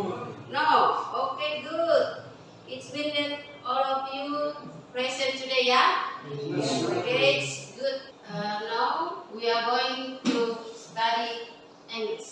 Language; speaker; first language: English; non-native, learner; Indonesian